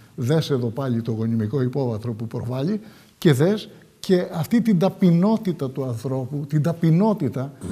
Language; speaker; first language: Greek; native; Greek